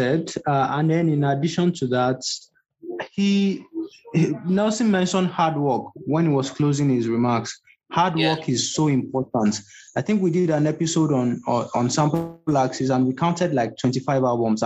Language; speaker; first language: English; non-native, local second language; Yoruba